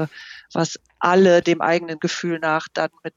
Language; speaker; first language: German; native; German